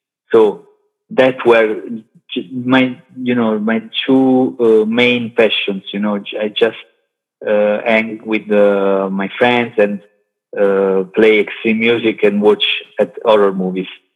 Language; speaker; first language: English; non-native, learner; Italian